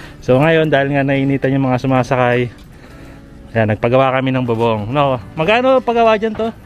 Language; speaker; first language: Filipino; native; Filipino